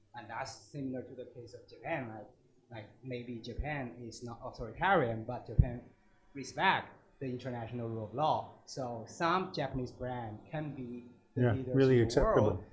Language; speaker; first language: English; native; English